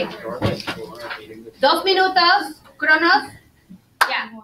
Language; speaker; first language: Spanish; non-native, fluent; English